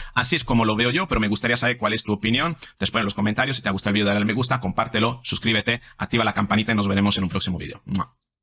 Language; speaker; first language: Spanish; non-native, fluent; Italian